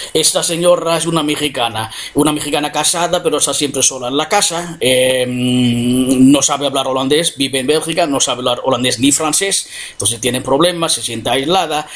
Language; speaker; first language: Spanish; non-native, fluent; Dutch